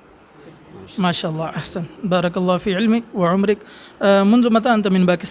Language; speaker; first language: Arabic; non-native, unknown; Urdu